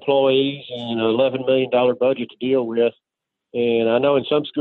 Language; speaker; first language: English; native; English